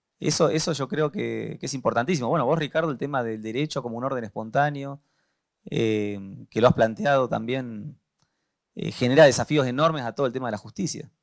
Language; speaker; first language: Spanish; native; Spanish